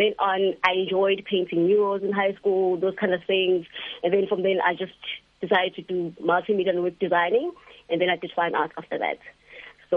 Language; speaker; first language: English; non-native, local second language; Zulu